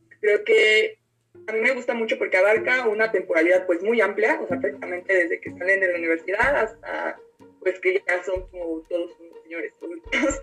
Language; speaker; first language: Spanish; native; Spanish